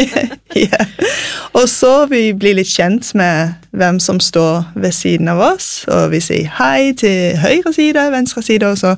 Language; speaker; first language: Norwegian; non-native, fluent; English